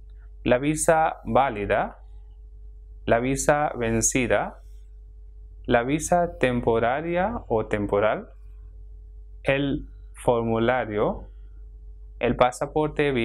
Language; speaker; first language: Spanish; non-native, fluent; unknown